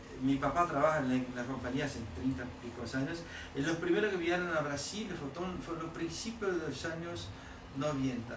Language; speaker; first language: Spanish; non-native, learner; Portuguese